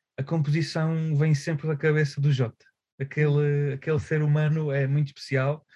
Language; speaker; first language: Portuguese; native; Portuguese